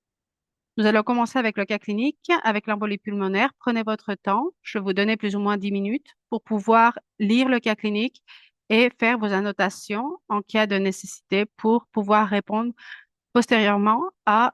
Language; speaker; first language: French; non-native, fluent; Spanish